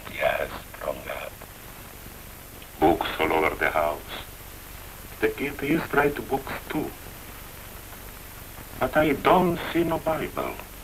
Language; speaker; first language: English; non-native, fluent; Italian